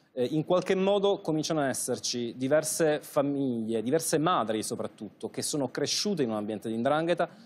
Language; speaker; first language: Italian; native; Italian